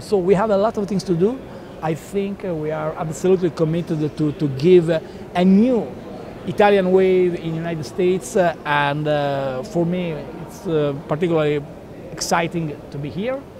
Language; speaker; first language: English; non-native, learner; Italian